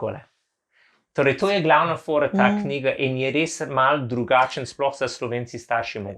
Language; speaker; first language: Slovenian; non-native, learner; English